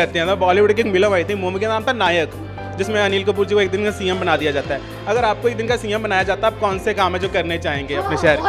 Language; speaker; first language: Hindi; non-native, local second language; Punjabi